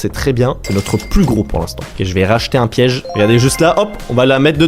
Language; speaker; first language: French; native; French